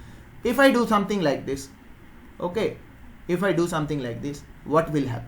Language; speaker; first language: English; non-native, local second language; Hindi